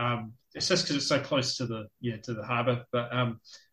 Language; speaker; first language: English; native; English